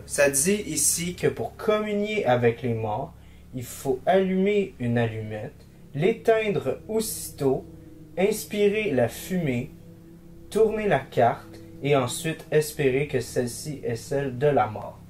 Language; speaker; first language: French; native; French